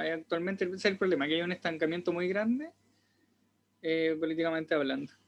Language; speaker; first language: Spanish; native; Spanish